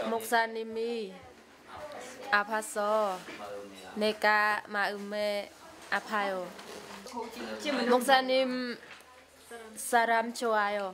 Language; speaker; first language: Korean; non-native, learner; Khmer